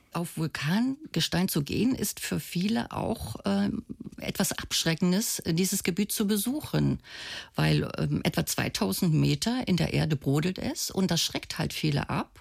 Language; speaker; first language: German; native; German